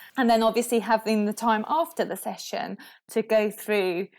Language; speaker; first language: English; non-native, local second language; Spanish